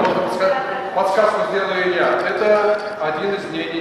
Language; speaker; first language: Russian; native; Russian